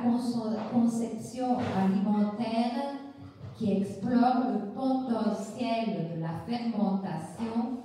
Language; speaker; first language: French; non-native, fluent; Italian